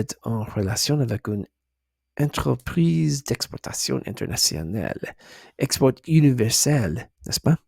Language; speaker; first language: French; non-native, learner; English